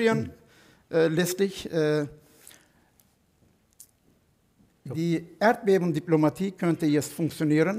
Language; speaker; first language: German; non-native, fluent; Turkish